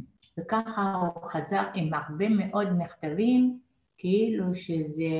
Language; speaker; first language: Hebrew; non-native, fluent; Arabic